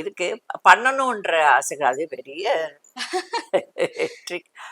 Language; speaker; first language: Tamil; non-native, local second language; Telugu